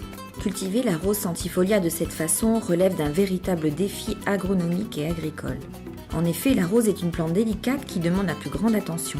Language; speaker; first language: French; native; French